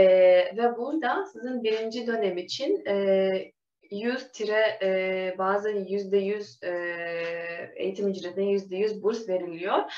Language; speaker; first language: Turkish; non-native, fluent; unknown